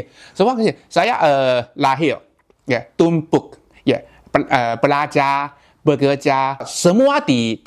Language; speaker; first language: Indonesian; non-native, learner; Chinese